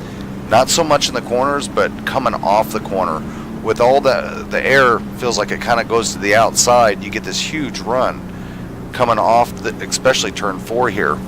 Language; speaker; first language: English; native; English